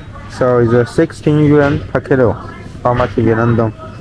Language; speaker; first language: English; non-native, learner; Chinese